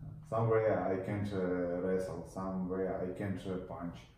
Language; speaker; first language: English; non-native, learner; Russian